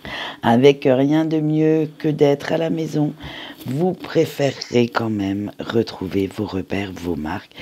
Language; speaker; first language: French; native; French